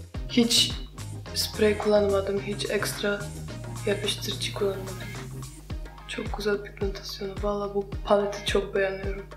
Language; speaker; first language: Turkish; non-native, fluent; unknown